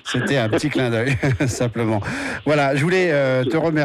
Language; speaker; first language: French; native; French